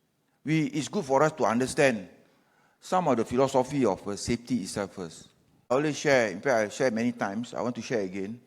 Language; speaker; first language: English; non-native, local second language; Malay